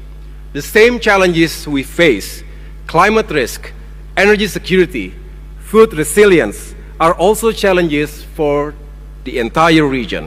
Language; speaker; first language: English; non-native, fluent; Indonesian